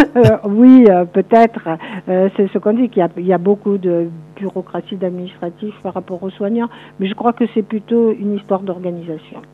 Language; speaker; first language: French; native; French